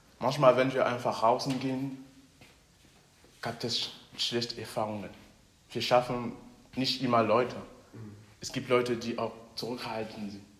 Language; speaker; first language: German; non-native, fluent; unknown